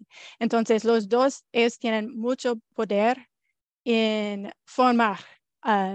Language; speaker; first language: Spanish; non-native, fluent; English